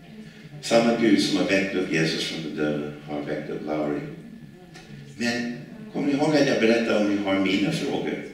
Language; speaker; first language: Swedish; non-native, fluent; English